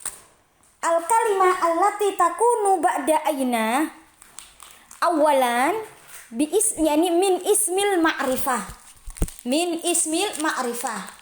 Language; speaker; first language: Arabic; non-native, fluent; Indonesian